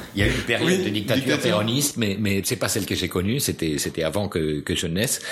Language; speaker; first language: French; non-native, fluent; Spanish